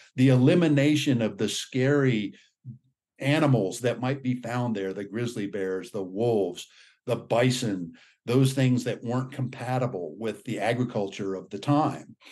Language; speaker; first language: English; native; English